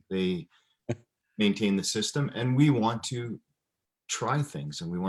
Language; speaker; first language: English; native; English